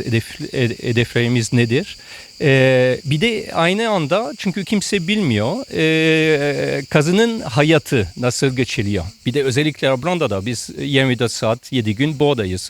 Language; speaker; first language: Turkish; non-native, fluent; French